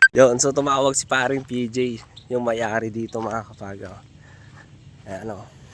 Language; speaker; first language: Filipino; native; Filipino